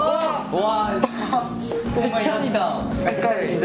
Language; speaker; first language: Korean; native; Korean